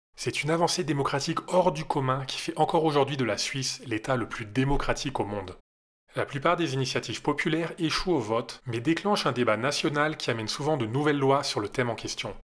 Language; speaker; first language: French; native; French